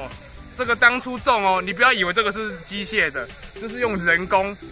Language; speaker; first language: Chinese; native; Chinese